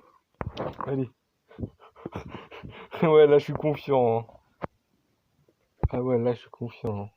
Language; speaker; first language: French; native; French